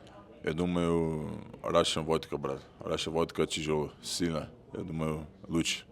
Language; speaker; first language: Russian; non-native, learner; Portuguese